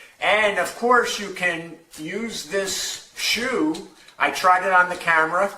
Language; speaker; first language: English; native; English